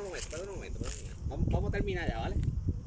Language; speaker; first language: Spanish; native; Spanish